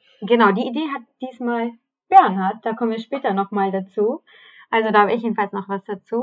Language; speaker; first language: German; native; German